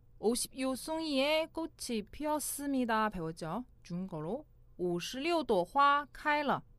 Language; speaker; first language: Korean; non-native, local second language; Chinese